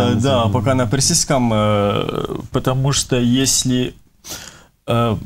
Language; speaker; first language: Russian; non-native, fluent; Persian